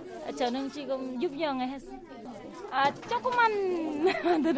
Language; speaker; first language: Korean; non-native, learner; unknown